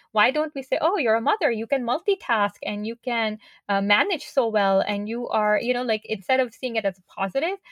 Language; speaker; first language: English; non-native, local second language; Urdu